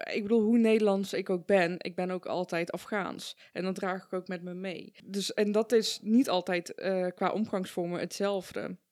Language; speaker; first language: Dutch; early bilingual, other home language; Persian